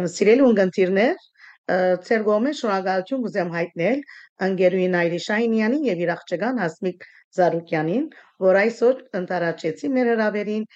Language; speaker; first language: Armenian; early bilingual, heritage; Armenian